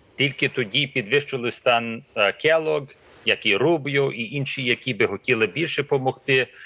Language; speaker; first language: Ukrainian; early bilingual, heritage; Ukrainian